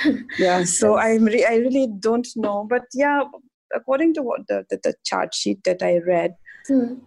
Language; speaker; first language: English; non-native, local second language; Adi